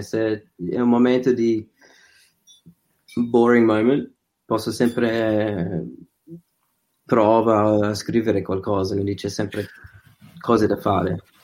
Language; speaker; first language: Italian; non-native, fluent; English